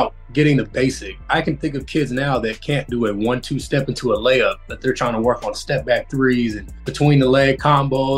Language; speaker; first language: English; native; English